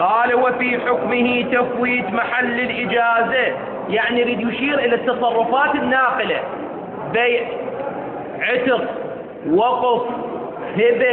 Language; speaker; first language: Arabic; native; Arabic